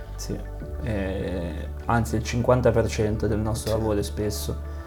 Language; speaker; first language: Italian; native; Italian